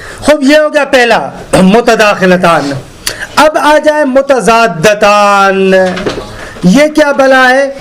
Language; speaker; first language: Urdu; native; Urdu